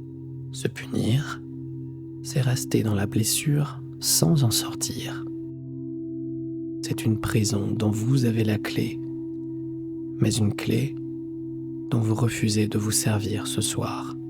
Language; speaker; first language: French; native; French